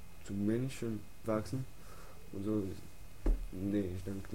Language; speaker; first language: German; non-native, learner; French